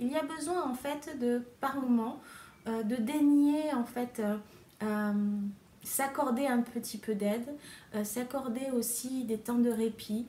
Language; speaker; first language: French; native; French